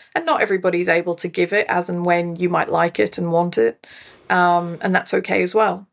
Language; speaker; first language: English; native; English